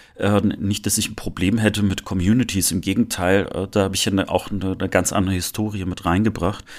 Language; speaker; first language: German; native; German